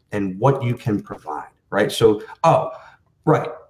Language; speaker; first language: English; native; English